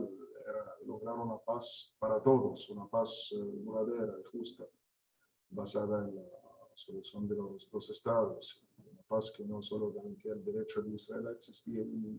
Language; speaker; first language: Spanish; non-native, fluent; Arabic